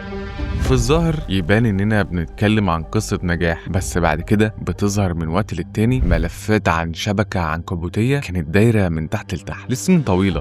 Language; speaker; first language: Arabic; native; Arabic